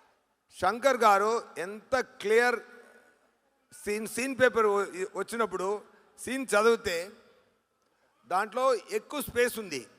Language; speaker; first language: Telugu; non-native, learner; Tamil